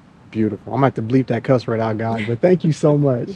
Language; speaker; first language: English; native; English